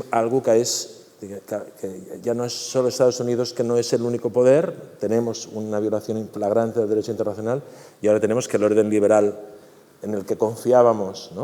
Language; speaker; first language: Spanish; non-native, local second language; Catalan